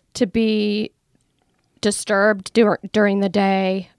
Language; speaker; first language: English; native; English